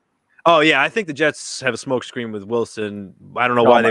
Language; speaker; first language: English; native; English